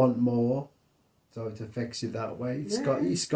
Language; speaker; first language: English; native; English